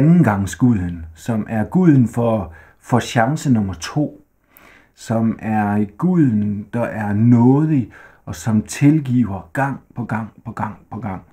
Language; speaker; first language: Danish; native; Danish